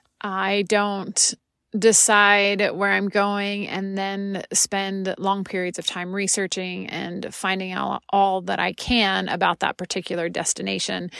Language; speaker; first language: English; native; English